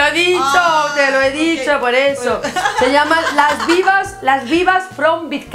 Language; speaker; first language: Spanish; native; Spanish